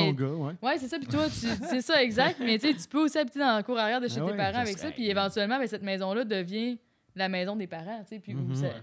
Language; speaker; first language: French; native; French